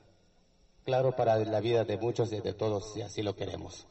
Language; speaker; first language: Spanish; non-native, local second language; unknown